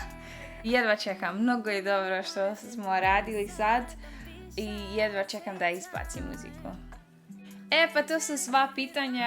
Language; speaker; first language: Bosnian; early bilingual, heritage; Dutch